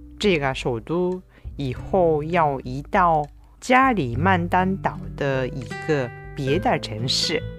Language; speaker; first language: Chinese; non-native, fluent; Japanese